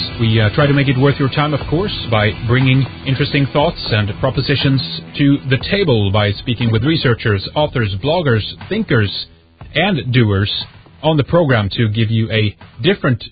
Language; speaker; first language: English; non-native, fluent; Swedish